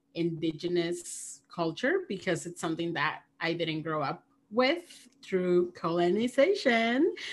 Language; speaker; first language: English; early bilingual, other home language; Spanish